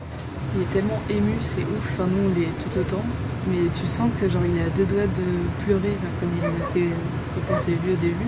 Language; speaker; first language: French; native; French